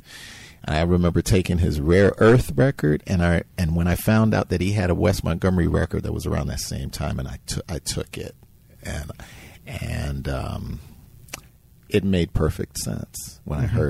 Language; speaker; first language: English; native; English